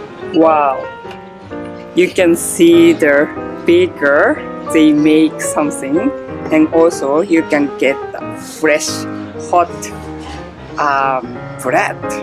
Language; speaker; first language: English; non-native, learner; Japanese